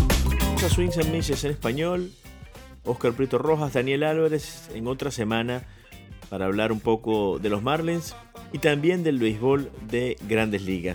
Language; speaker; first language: Spanish; native; Spanish